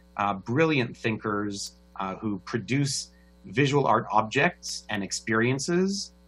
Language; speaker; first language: English; native; English